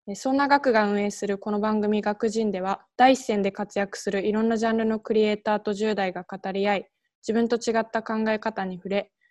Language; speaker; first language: Japanese; native; Japanese